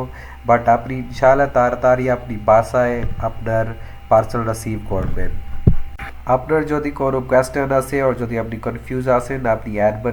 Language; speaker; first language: Bangla; non-native, fluent; Urdu